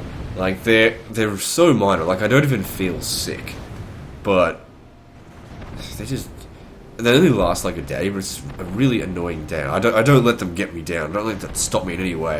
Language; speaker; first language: English; native; English